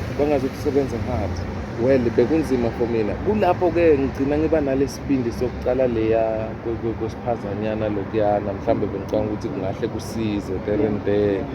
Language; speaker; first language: Zulu; native; Zulu